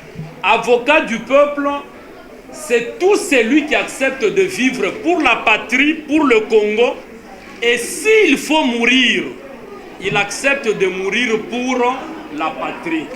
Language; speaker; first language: French; non-native, local second language; Lingala